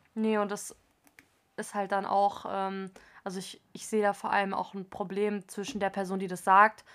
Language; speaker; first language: German; native; German